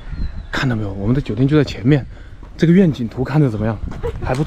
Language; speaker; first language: Chinese; native; Chinese